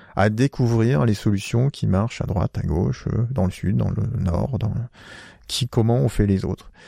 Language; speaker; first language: French; native; French